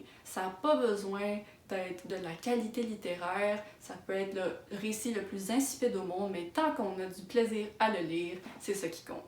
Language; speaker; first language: French; native; French